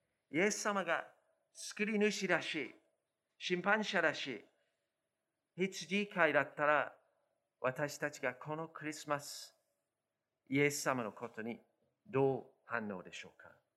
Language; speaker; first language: Japanese; non-native, fluent; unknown